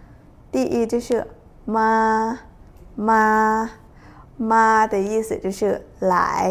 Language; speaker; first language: Chinese; non-native, fluent; Thai